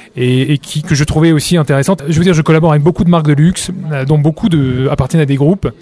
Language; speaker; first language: French; native; French